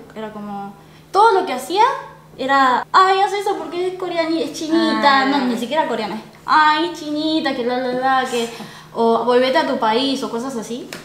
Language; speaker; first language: Spanish; early bilingual, other home language; Korean